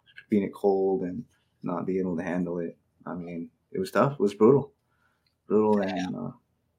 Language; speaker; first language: English; native; English